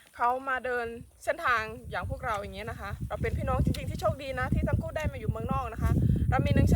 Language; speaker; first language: Thai; native; Thai